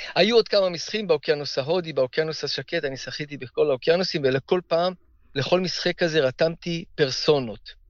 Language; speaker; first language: Hebrew; early bilingual, heritage; Hebrew